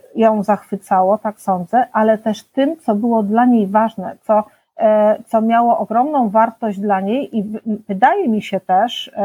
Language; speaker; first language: Polish; native; Polish